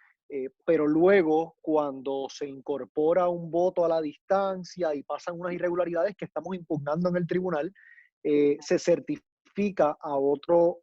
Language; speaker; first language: Spanish; native; Spanish